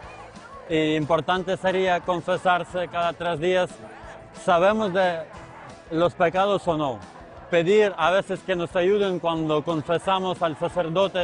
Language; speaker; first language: Spanish; non-native, fluent; Ukrainian